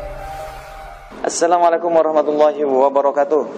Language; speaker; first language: Indonesian; non-native, local second language; Sasak